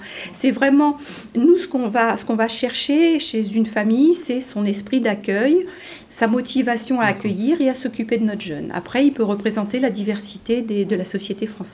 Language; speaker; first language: French; native; French